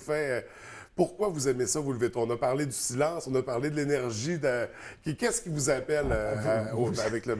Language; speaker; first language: French; native; French